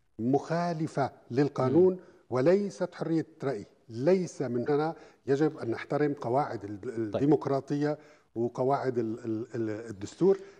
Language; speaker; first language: Arabic; native; Arabic